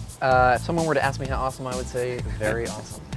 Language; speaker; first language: English; native; English